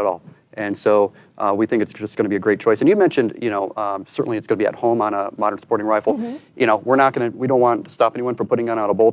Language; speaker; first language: English; native; English